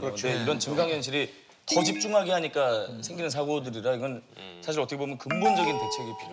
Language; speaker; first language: Korean; native; Korean